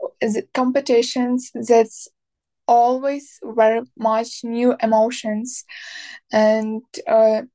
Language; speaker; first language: English; non-native, learner; Ukrainian